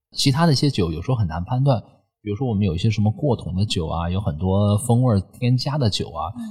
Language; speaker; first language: Chinese; native; Chinese